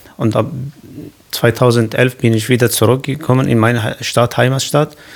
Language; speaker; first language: German; non-native, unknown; Kurdish